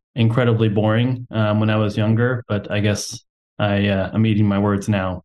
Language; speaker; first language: English; native; English